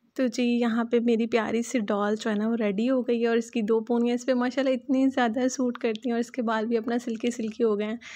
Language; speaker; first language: Urdu; native; Urdu